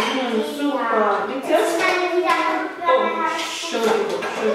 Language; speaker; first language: German; non-native, learner; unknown